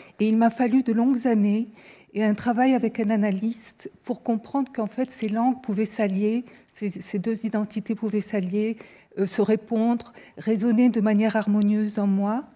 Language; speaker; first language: French; native; French